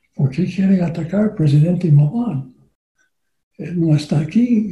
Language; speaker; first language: Spanish; non-native, learner; English